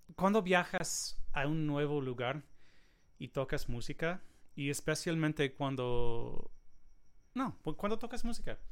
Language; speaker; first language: Spanish; non-native, learner; English